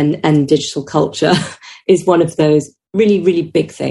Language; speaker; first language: English; native; English